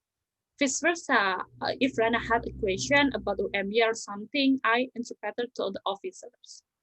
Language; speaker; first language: English; non-native, learner; Indonesian